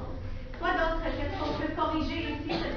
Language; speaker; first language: French; non-native, local second language; Arabic